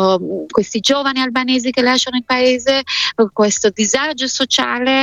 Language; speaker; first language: Italian; non-native, fluent; Albanian